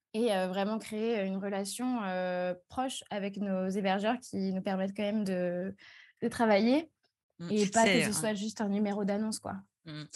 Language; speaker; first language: French; native; French